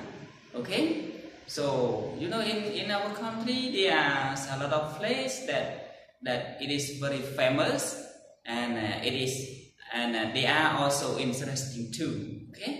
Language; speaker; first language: English; non-native, learner; Khmer